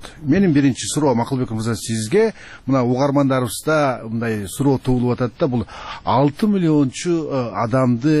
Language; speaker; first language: Kyrgyz; native; Kyrgyz